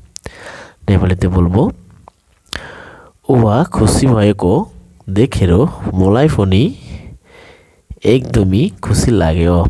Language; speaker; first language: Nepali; non-native, local second language; Bangla